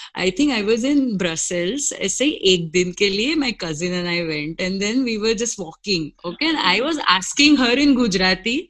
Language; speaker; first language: English; non-native, local second language; Gujarati